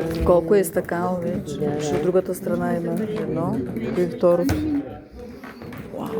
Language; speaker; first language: Bulgarian; native; Bulgarian